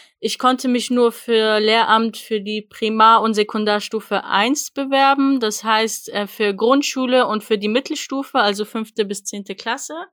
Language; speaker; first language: German; early bilingual, other home language; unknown